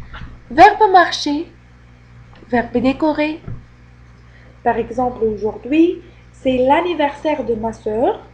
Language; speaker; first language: French; non-native, fluent; Arabic